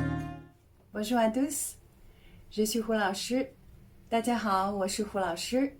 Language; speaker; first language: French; non-native, fluent; Chinese